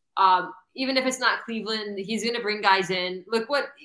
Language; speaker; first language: English; native; English